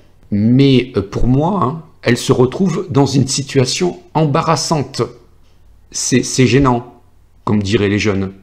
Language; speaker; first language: French; native; French